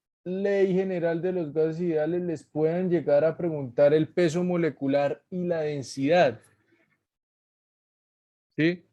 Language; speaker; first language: Spanish; native; Spanish